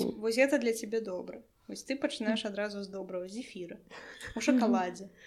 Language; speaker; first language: Belarusian; non-native, local second language; Russian